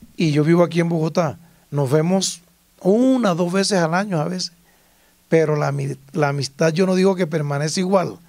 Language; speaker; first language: Spanish; native; Spanish